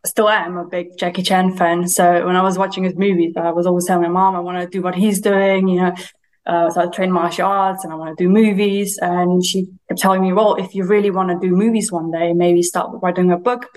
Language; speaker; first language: English; early bilingual, other home language; German